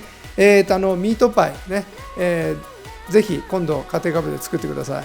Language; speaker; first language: Japanese; native; Japanese